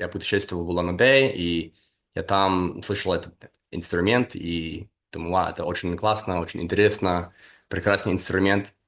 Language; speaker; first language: Russian; non-native, fluent; English